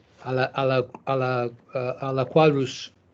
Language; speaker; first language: French; non-native, learner; English